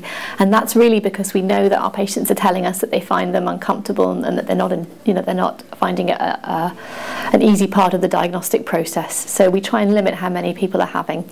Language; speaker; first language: English; native; English